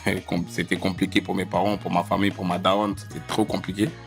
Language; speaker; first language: French; native; French